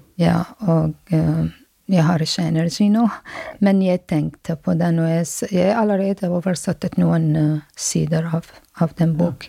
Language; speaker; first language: Norwegian; non-native, learner; Arabic